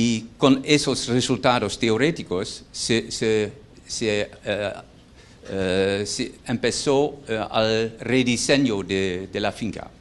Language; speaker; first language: Spanish; non-native, fluent; Dutch